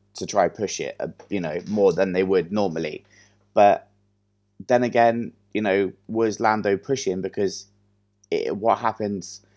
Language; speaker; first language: English; native; English